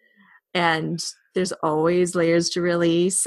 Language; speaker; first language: English; native; English